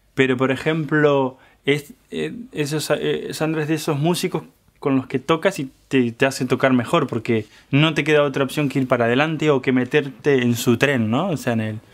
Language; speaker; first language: Spanish; native; Spanish